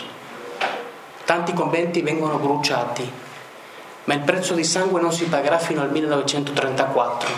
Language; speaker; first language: Italian; non-native, fluent; Spanish